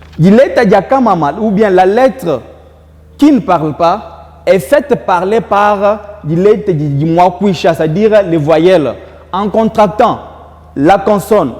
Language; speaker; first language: French; non-native, local second language; Luba-Lulua